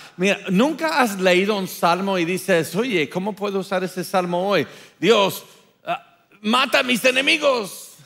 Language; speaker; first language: Spanish; non-native, fluent; English